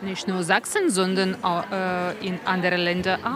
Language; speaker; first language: German; non-native, learner; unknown